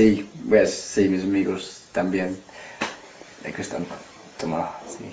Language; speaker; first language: Spanish; non-native, learner; English